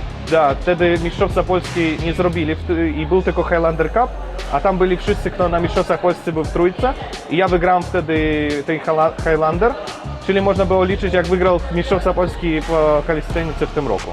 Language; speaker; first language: Polish; non-native, fluent; Russian